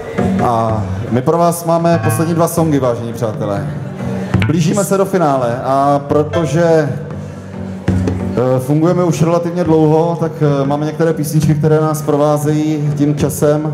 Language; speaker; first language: Czech; native; Czech